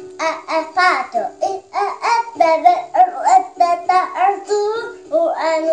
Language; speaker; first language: Spanish; non-native, learner; Korean